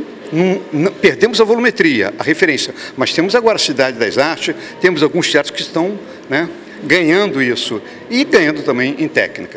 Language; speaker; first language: Portuguese; native; Portuguese